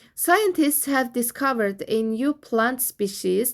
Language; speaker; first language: English; non-native, fluent; Azerbaijani